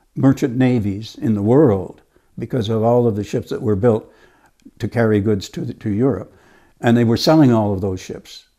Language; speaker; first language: English; native; English